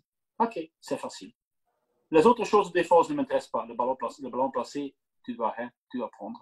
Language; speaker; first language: French; non-native, local second language; Dutch